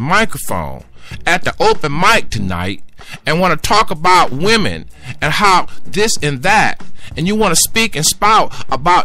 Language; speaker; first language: English; native; English